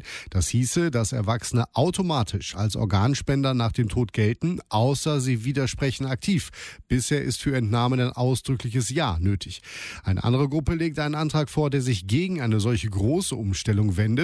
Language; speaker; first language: German; native; German